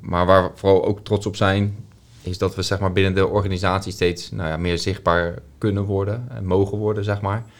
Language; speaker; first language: Dutch; native; Dutch